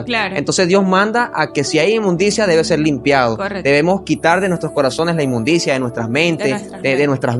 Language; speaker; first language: Spanish; native; Spanish